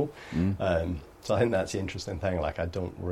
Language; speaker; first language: English; native; English